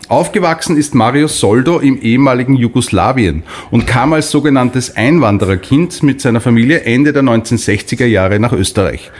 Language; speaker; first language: German; native; German